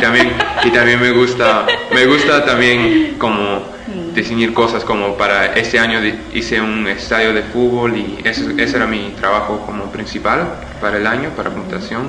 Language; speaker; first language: Spanish; early bilingual, heritage; Spanish